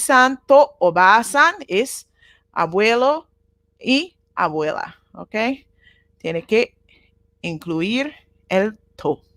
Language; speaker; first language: Spanish; non-native, learner; Japanese